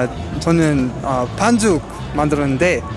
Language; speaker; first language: Korean; non-native, fluent; Luxembourgish